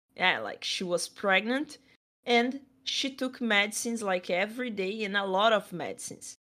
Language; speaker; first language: English; non-native, fluent; Portuguese